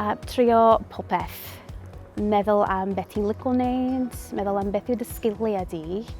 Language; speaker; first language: Welsh; non-native, fluent; English